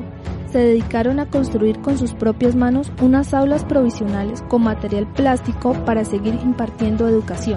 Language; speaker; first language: Spanish; native; Spanish